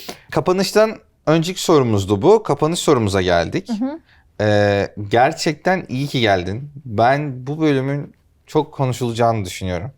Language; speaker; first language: Turkish; native; Turkish